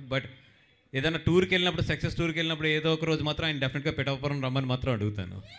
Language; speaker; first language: Telugu; native; Telugu